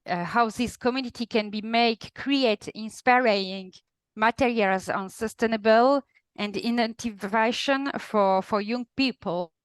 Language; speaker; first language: English; non-native, fluent; Italian